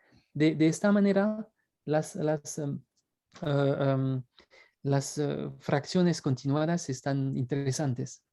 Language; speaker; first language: Spanish; non-native, fluent; French